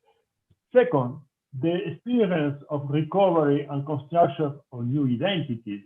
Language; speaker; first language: English; non-native, fluent; Spanish